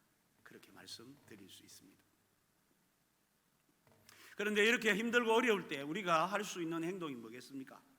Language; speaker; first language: Korean; native; Korean